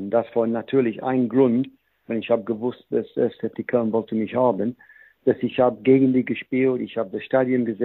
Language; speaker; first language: German; non-native, fluent; English